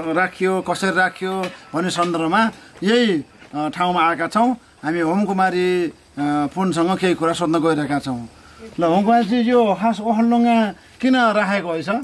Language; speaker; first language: Nepali; native; Nepali